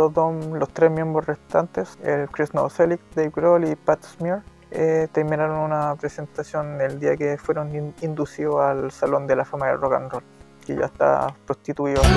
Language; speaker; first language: Spanish; native; Spanish